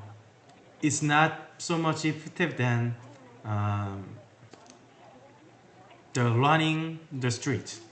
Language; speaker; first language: English; non-native, learner; Korean